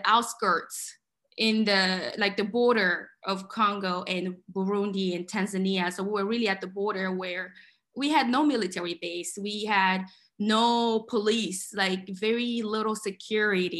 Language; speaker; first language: English; non-native, fluent; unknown